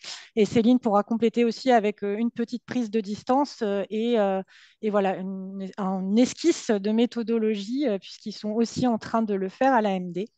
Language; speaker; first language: French; native; French